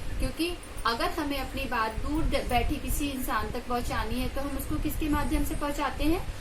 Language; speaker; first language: Hindi; native; Hindi